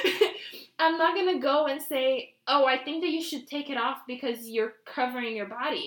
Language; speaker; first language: English; non-native, fluent; Portuguese